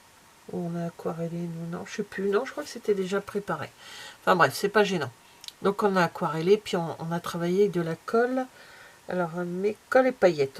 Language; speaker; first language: French; native; French